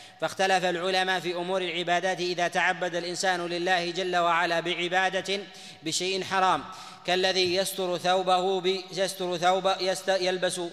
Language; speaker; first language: Arabic; native; Arabic